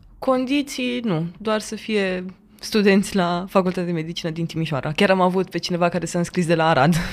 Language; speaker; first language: Romanian; native; Romanian